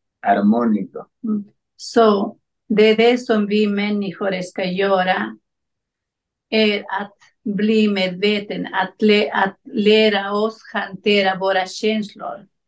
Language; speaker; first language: Swedish; non-native, learner; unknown